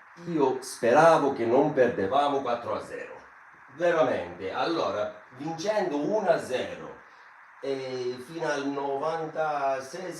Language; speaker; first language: Italian; non-native, fluent; English